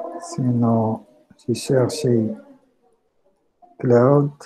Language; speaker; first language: French; non-native, local second language; Arabic